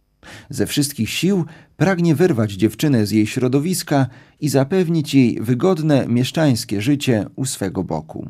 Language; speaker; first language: Polish; native; Polish